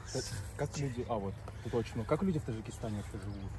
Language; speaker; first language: Russian; native; Russian